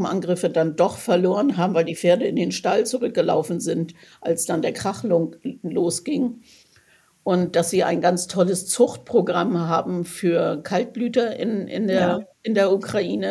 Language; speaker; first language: German; native; German